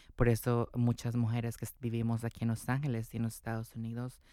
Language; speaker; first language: Spanish; native; Spanish